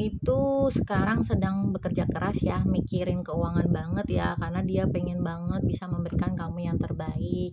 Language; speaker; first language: Indonesian; native; Indonesian